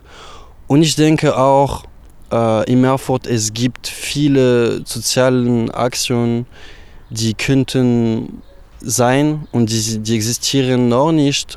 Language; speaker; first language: German; non-native, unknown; French